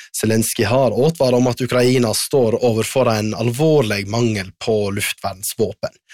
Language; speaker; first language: Norwegian; native; Norwegian